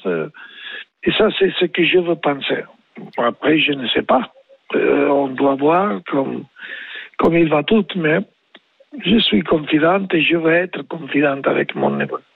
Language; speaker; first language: French; non-native, learner; Spanish